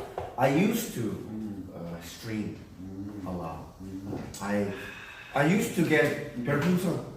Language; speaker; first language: English; early bilingual, other home language; Korean